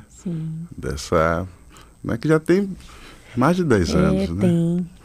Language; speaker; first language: Portuguese; native; Portuguese